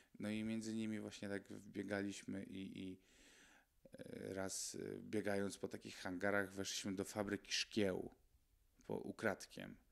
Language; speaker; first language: Polish; early bilingual, other home language; Mongolian